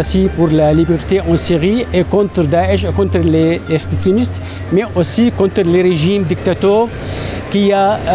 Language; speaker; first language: French; non-native, learner; Arabic